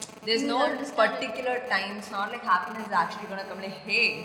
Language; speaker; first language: English; non-native, local second language; Tamil